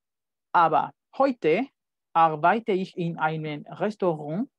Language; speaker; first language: German; non-native, fluent; Spanish